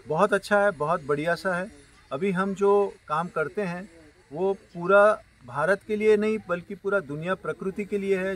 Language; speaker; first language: Hindi; non-native, local second language; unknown